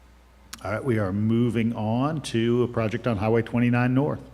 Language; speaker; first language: English; native; English